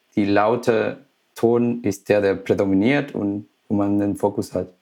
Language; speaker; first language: German; non-native, fluent; Spanish